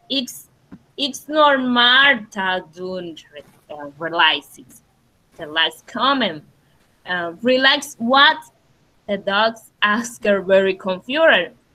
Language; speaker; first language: English; non-native, learner; Spanish